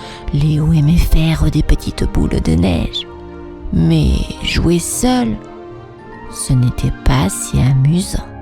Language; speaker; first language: French; native; French